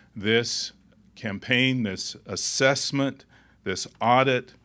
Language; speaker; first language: English; native; English